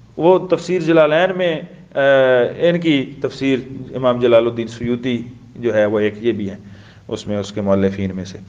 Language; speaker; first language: Urdu; non-native, local second language; Pashto